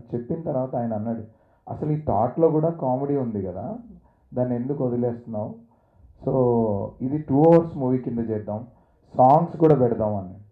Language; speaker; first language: Telugu; native; Telugu